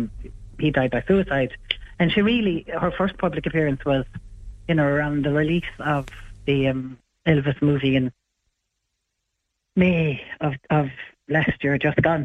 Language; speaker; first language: English; native; English